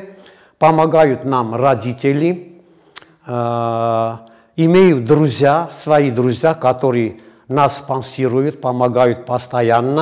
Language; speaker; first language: Russian; non-native, fluent; Armenian